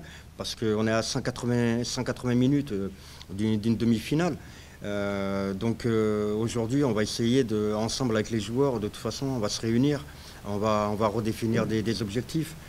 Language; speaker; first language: French; native; French